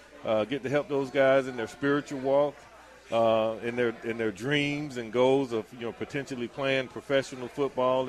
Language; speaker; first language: English; native; English